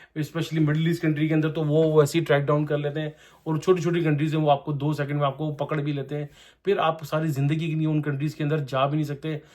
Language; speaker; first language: Urdu; non-native, local second language; Punjabi